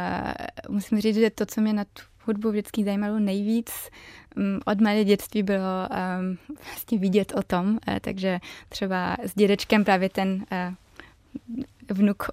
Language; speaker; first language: Czech; early bilingual, heritage; German